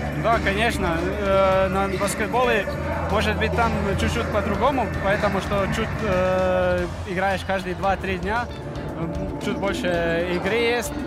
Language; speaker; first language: Russian; non-native, learner; Croatian